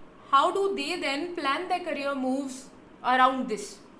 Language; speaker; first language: English; non-native, local second language; Hindi